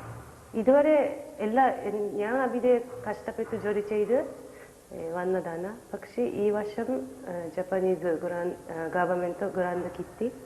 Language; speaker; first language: Malayalam; non-native, learner; Japanese